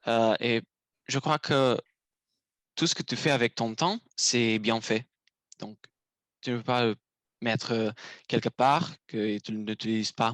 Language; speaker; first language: French; non-native, learner; Romanian